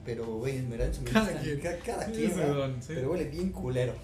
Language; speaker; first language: Spanish; native; Spanish